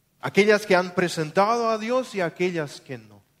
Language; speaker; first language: Spanish; non-native, local second language; German